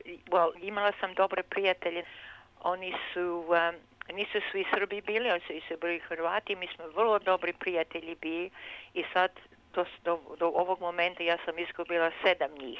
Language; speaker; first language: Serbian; early bilingual, heritage; Serbian